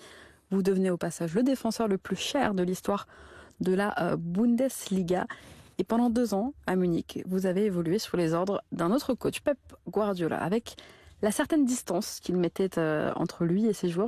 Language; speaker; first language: French; native; French